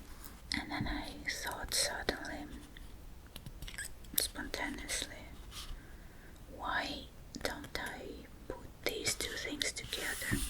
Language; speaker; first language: English; non-native, fluent; Russian